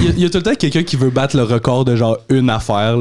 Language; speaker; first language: French; native; French